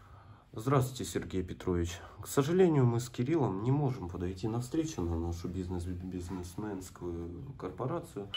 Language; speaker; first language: Russian; native; Russian